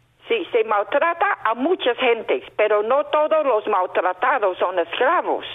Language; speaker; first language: Spanish; non-native, fluent; Chinese